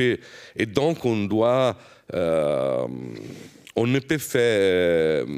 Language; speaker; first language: French; non-native, fluent; Italian